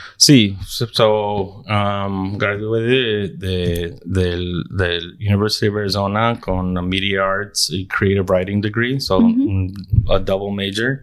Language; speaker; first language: Spanish; early bilingual, heritage; Spanish